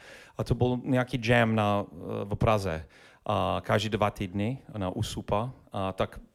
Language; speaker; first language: Czech; non-native, learner; English